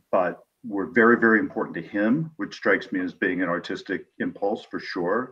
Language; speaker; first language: English; native; English